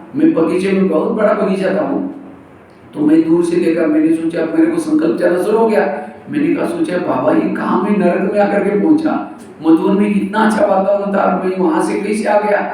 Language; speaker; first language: Hindi; non-native, local second language; Marathi